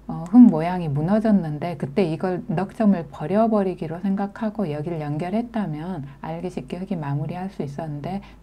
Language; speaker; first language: Korean; native; Korean